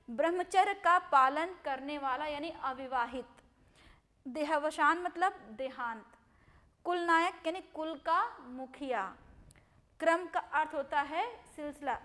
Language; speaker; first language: Hindi; non-native, local second language; Gujarati